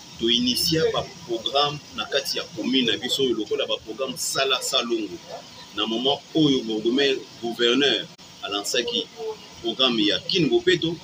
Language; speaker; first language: Lingala; native; Lingala